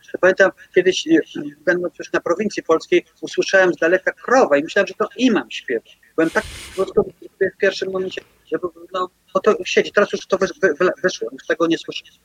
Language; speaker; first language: Polish; native; Polish